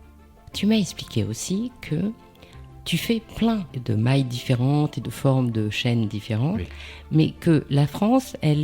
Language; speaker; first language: French; native; French